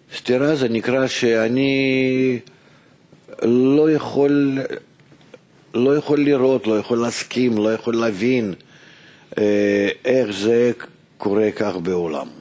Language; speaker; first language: Hebrew; non-native, fluent; Russian